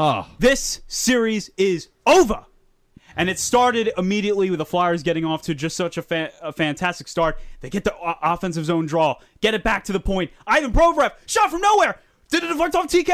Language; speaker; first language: English; native; English